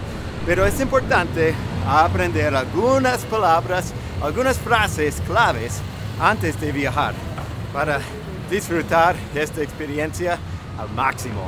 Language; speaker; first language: Spanish; non-native, fluent; English